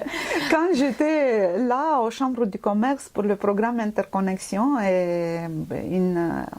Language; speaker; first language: French; non-native, fluent; Romanian